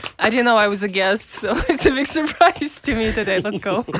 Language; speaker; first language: English; non-native, fluent; Russian